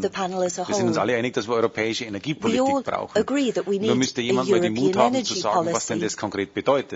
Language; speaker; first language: German; native; German